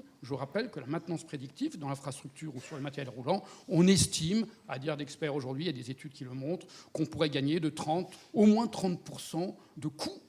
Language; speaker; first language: French; native; French